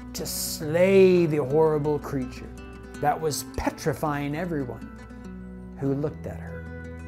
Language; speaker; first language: English; native; English